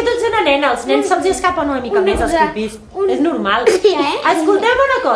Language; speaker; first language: Catalan; native; Catalan